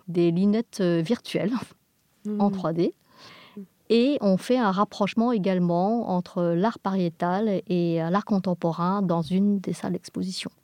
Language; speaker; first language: French; non-native, fluent; English